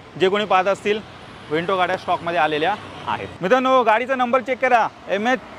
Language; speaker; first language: Marathi; native; Marathi